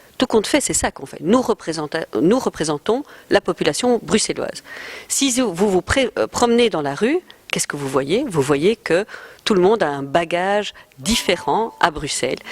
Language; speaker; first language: French; native; French